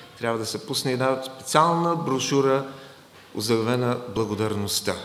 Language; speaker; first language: Bulgarian; non-native, fluent; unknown